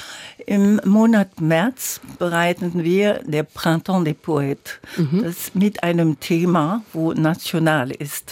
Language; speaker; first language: German; non-native, learner; French